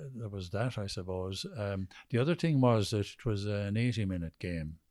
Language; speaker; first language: English; native; English